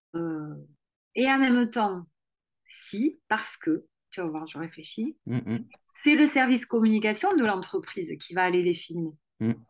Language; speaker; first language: French; native; French